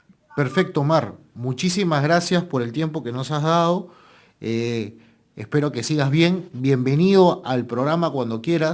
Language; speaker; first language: Spanish; native; Spanish